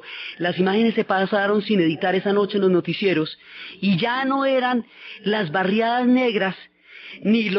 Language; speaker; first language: Spanish; native; Spanish